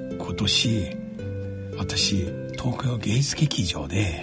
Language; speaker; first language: Japanese; non-native, fluent; Chinese